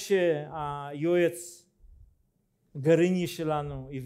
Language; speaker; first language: Hebrew; non-native, learner; Russian